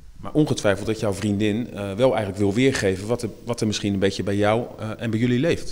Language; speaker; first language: Dutch; native; Dutch